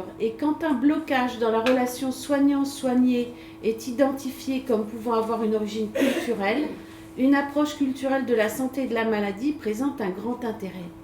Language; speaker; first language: French; native; French